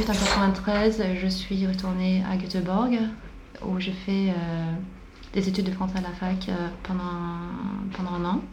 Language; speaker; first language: French; non-native, fluent; Swedish